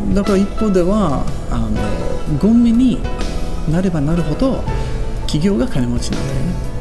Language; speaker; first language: Japanese; non-native, fluent; Swedish